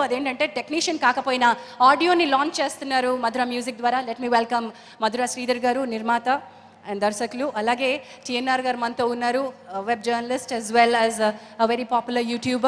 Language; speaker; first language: Telugu; native; Telugu